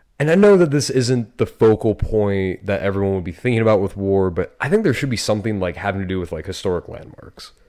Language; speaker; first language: English; native; English